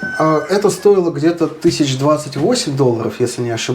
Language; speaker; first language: Russian; native; Russian